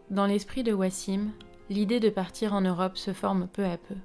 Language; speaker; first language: French; native; French